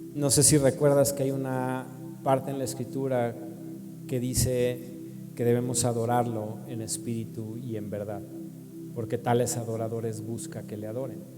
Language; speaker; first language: Spanish; native; Spanish